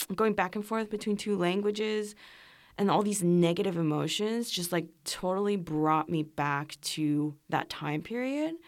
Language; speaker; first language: English; non-native, fluent; Korean